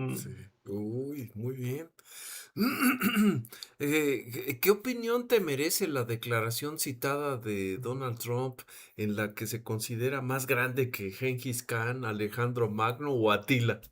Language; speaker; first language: Spanish; native; Spanish